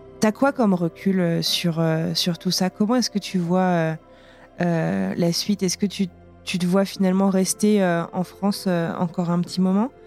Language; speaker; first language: French; native; French